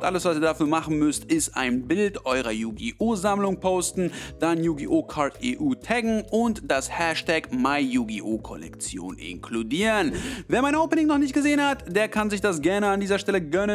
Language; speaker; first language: German; native; German